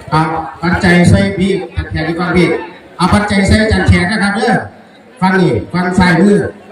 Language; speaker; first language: Thai; native; Thai